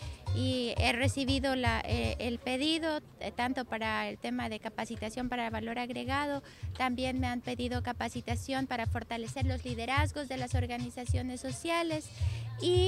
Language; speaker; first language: Spanish; native; Spanish